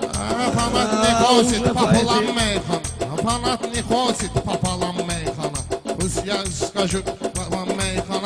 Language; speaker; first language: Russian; non-native, learner; Azerbaijani